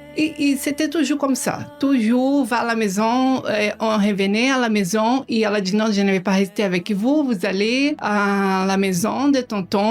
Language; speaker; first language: French; non-native, learner; Portuguese